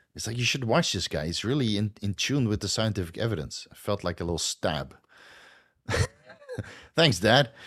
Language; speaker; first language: English; non-native, fluent; Dutch